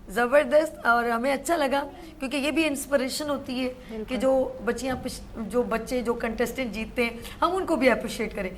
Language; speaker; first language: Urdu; native; Urdu